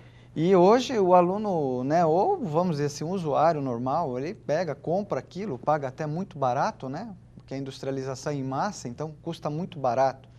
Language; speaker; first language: Portuguese; native; Portuguese